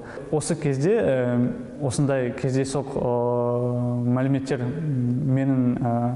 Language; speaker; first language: Kazakh; non-native, local second language; Russian